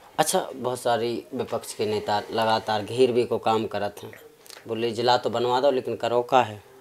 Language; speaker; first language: Hindi; native; Hindi